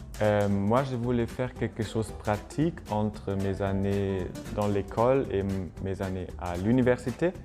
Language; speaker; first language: French; non-native, fluent; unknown